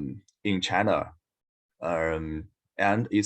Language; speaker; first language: English; non-native, learner; Chinese